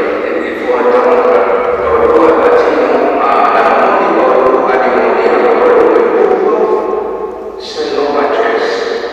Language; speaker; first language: French; non-native, local second language; Morisyen